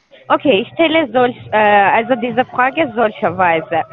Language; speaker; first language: German; non-native, learner; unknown